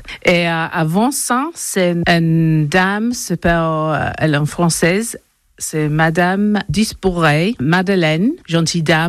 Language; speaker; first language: French; non-native, learner; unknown